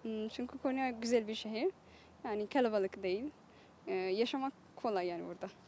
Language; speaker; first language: Turkish; non-native, learner; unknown